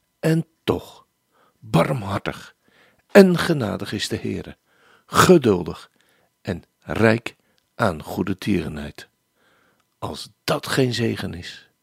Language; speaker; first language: Dutch; native; Dutch